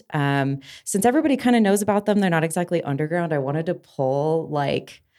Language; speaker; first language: English; native; English